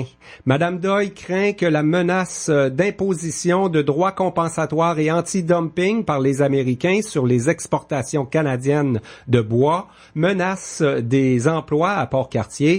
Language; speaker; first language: French; native; French